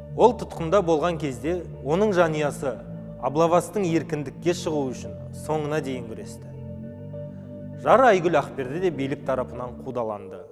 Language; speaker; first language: Kazakh; native; Kazakh